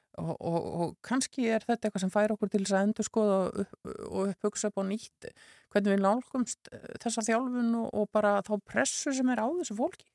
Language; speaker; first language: Icelandic; native; Icelandic